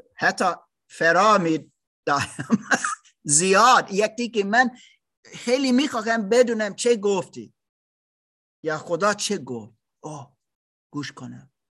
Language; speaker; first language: Persian; non-native, learner; German